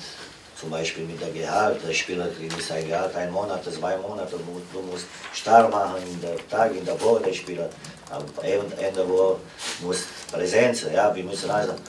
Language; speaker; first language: German; non-native, fluent; Romanian